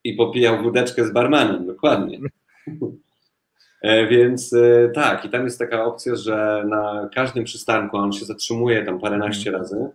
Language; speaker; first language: Polish; native; Polish